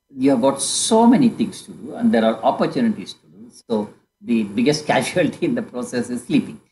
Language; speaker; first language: English; non-native, local second language; Kannada